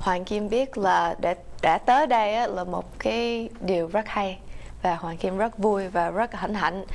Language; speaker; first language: Vietnamese; early bilingual, heritage; Vietnamese